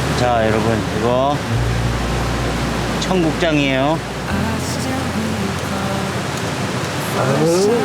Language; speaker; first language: Korean; native; Korean